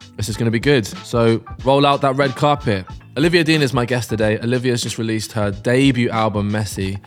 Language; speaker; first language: English; native; English